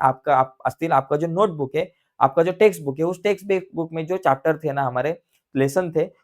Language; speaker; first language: Hindi; non-native, local second language; Marathi